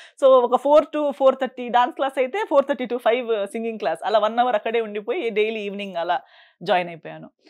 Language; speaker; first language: Telugu; non-native, fluent; Konkani